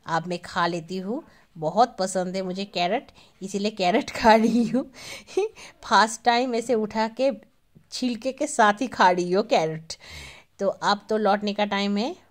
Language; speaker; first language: Hindi; non-native, local second language; Bangla